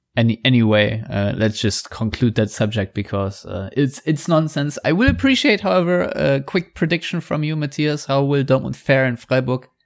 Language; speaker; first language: English; non-native, fluent; German